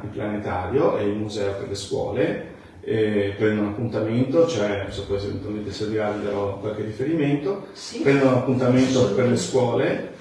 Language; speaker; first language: Italian; native; Italian